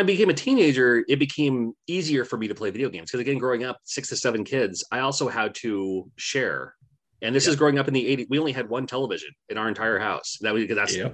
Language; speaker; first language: English; native; English